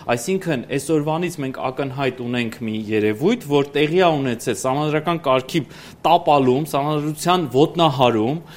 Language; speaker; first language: Armenian; native; Armenian